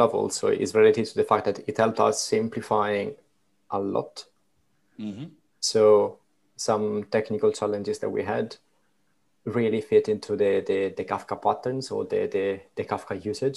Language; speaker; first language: English; non-native, fluent; Italian